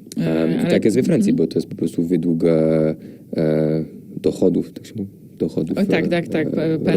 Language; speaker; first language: Polish; non-native, fluent; French